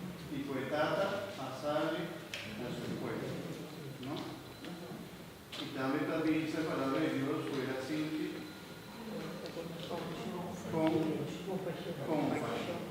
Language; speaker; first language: Spanish; non-native, learner; Papiamento